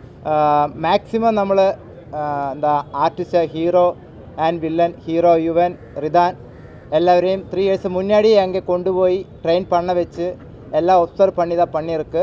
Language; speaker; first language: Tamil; non-native, local second language; Malayalam